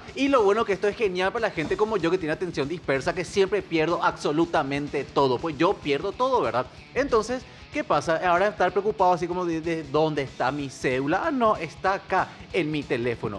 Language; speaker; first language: Spanish; native; Spanish